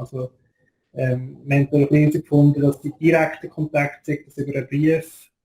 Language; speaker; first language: German; native; German